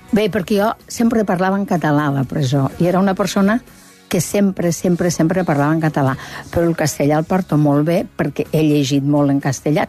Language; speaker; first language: Catalan; native; Catalan